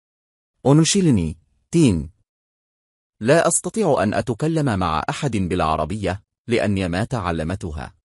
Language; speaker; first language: Arabic; non-native, fluent; Bangla